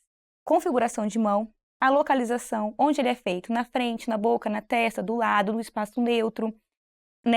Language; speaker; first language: Portuguese; native; Portuguese